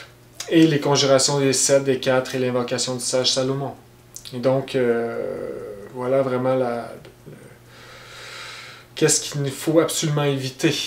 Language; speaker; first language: French; native; French